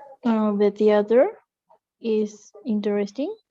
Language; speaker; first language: English; non-native, learner; Spanish